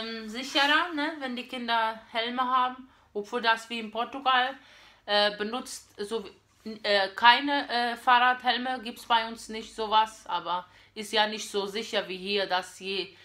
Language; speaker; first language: German; non-native, fluent; Portuguese